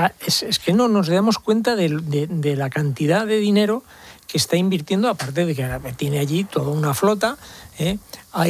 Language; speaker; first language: Spanish; native; Spanish